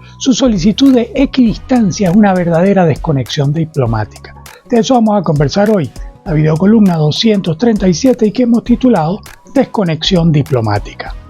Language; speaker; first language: Spanish; native; Spanish